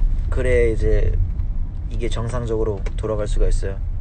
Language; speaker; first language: Korean; early bilingual, heritage; Korean